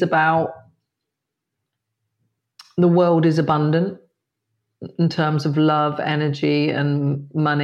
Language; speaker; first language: English; native; English